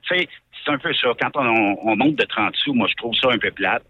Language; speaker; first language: French; native; French